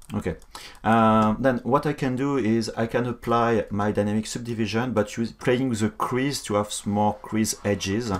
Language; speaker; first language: English; non-native, fluent; French